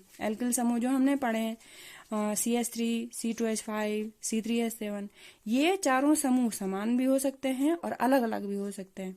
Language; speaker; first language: Hindi; native; Hindi